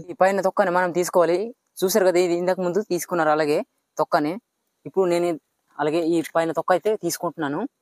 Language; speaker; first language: Telugu; non-native, local second language; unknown